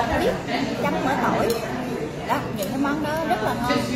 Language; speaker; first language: Vietnamese; early bilingual, heritage; Vietnamese